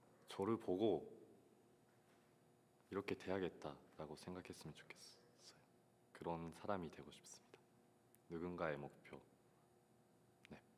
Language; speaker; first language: Korean; non-native, fluent; Japanese